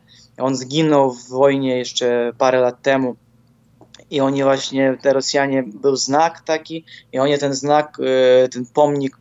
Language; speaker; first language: Polish; non-native, fluent; Ukrainian